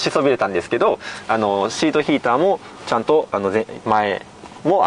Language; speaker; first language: Japanese; native; Japanese